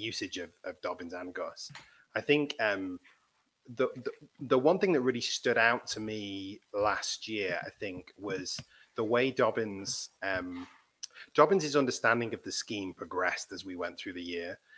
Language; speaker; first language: English; native; English